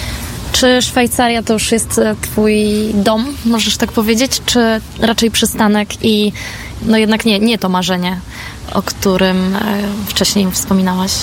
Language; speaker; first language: Polish; native; Polish